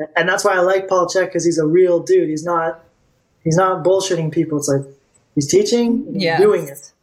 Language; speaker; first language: English; non-native, fluent; Bulgarian